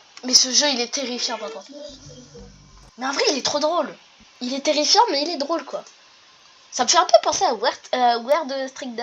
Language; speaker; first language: French; native; French